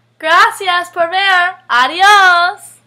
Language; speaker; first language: Spanish; non-native, learner; English